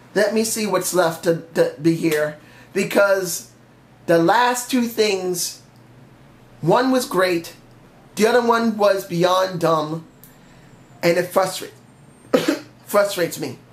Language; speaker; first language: English; native; English